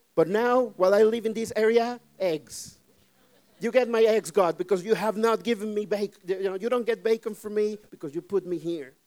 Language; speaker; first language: English; non-native, fluent; Spanish